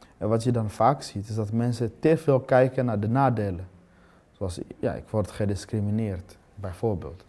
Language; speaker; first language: Dutch; non-native, fluent; Swahili